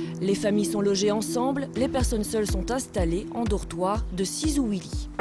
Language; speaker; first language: French; native; French